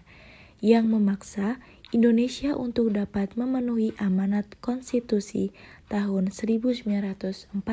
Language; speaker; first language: Indonesian; native; Indonesian